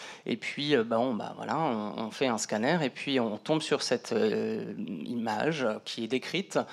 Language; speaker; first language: French; native; French